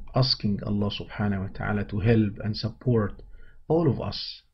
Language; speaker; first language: English; non-native, fluent; Arabic